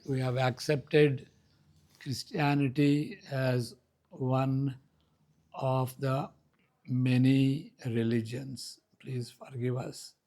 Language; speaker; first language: English; non-native, local second language; Telugu